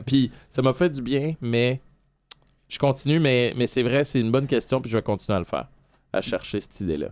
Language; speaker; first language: French; native; French